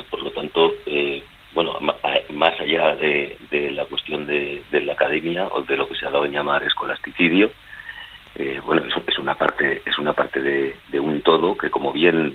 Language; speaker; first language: Spanish; native; Spanish